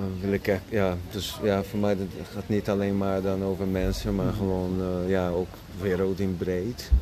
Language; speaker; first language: Dutch; non-native, fluent; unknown